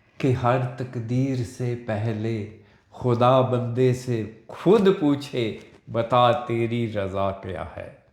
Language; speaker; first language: Urdu; non-native, local second language; Punjabi